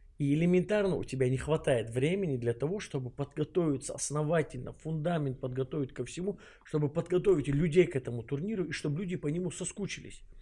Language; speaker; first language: Russian; non-native, local second language; Chechen